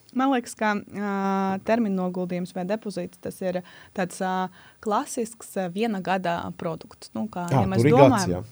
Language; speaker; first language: Latvian; non-native, local second language; Russian